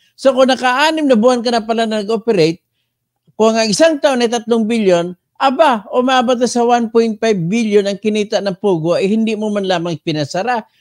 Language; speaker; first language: Filipino; native; Filipino